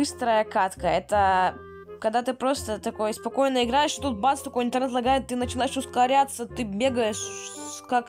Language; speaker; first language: Russian; native; Russian